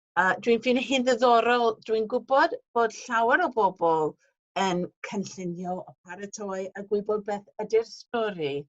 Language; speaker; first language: Welsh; non-native, fluent; English